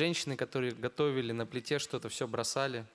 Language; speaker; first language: Russian; native; Russian